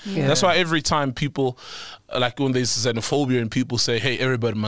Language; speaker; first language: English; non-native, local second language; Zulu